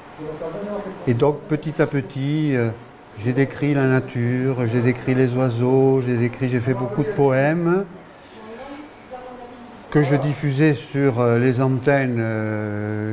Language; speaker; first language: French; native; French